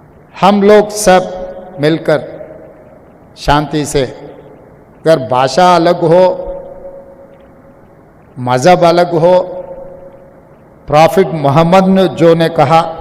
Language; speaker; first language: Hindi; non-native, local second language; Telugu